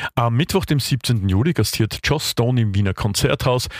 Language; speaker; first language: German; native; German